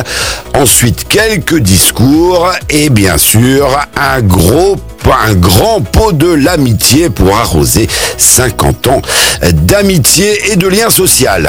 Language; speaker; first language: French; native; French